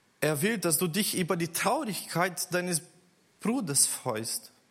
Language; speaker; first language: German; non-native, learner; Portuguese